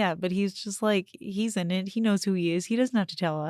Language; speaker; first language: English; native; English